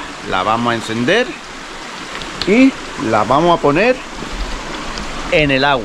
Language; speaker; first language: Spanish; native; Spanish